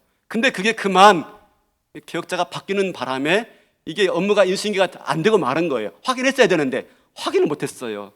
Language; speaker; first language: Korean; native; Korean